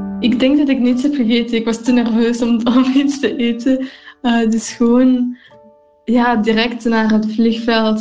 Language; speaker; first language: Dutch; non-native, local second language; English